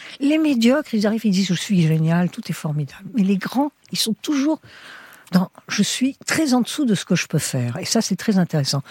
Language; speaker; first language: French; early bilingual, heritage; French